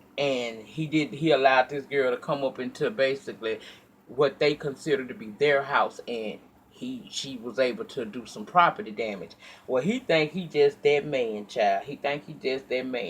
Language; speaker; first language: English; native; English